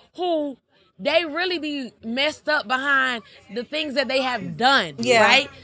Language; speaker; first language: English; native; English